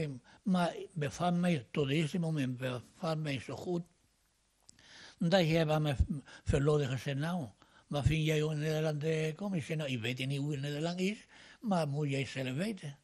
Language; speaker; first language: Dutch; non-native, fluent; Spanish